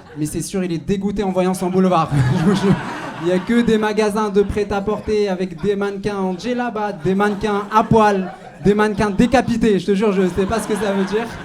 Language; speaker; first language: French; non-native, local second language; Arabic